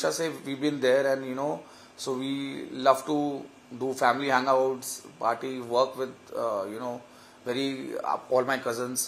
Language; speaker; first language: English; non-native, local second language; Hindi